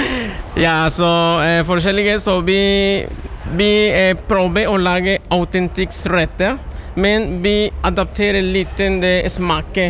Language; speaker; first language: Norwegian; non-native, learner; Spanish